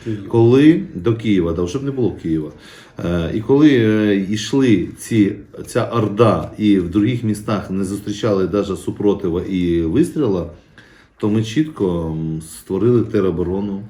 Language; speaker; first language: Ukrainian; native; Ukrainian